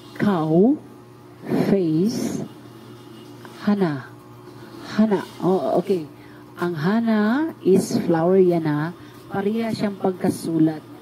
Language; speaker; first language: Filipino; non-native, local second language; Cebuano